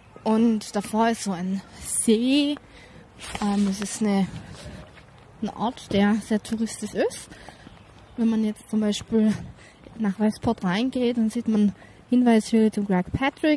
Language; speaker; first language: German; native; German